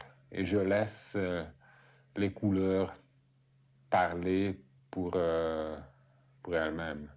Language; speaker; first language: French; non-native, fluent; Hungarian